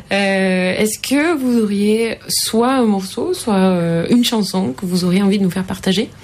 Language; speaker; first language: French; native; French